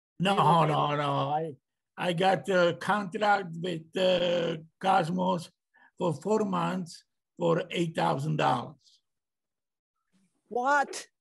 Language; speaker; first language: English; non-native, learner; Czech